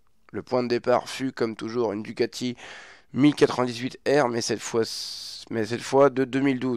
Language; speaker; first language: French; native; French